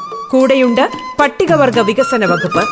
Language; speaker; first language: Malayalam; native; Malayalam